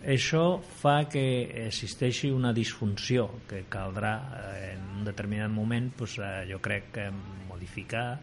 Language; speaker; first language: Catalan; native; Catalan